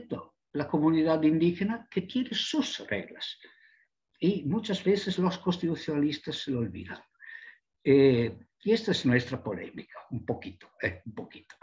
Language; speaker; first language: Spanish; non-native, fluent; Italian